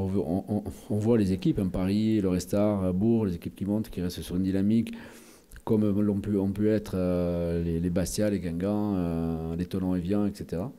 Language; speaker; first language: French; native; French